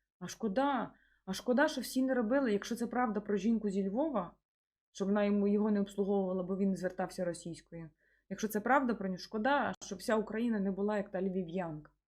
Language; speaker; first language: Ukrainian; native; Ukrainian